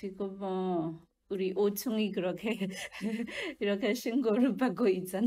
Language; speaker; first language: Korean; non-native, learner; Burmese